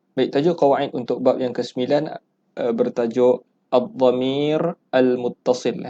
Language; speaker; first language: Malay; native; Malay